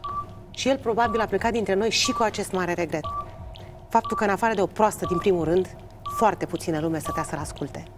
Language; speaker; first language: Romanian; native; Romanian